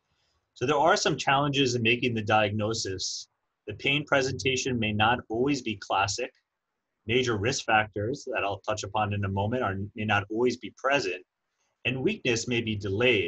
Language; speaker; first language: English; native; English